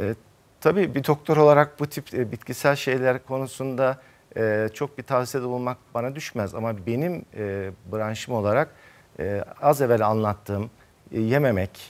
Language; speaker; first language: Turkish; native; Turkish